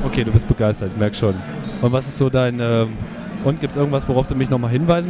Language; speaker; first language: German; native; German